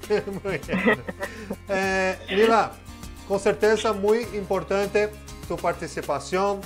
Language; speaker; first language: Spanish; non-native, learner; Portuguese